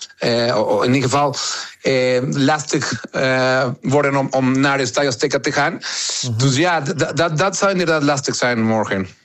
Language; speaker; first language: Dutch; non-native, fluent; Spanish